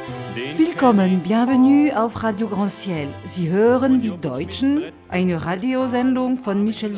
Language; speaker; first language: German; non-native, fluent; French